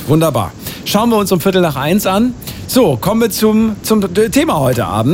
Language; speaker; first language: German; native; German